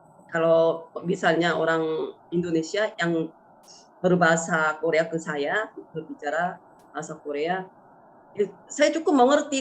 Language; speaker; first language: Indonesian; non-native, fluent; Korean